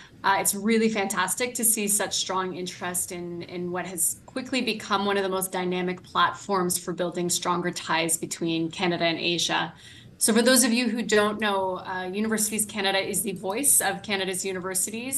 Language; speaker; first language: English; native; English